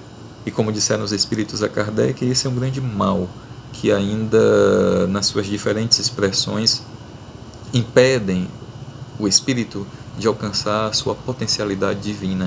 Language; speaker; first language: Portuguese; native; Portuguese